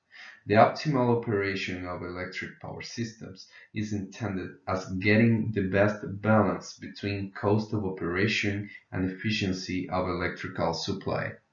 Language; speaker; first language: English; non-native, fluent; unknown